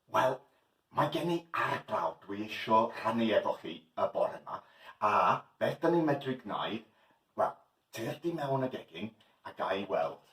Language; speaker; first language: Welsh; non-native, learner; English